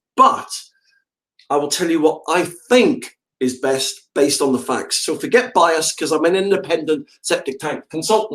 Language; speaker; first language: English; native; English